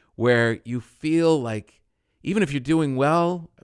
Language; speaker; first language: English; native; English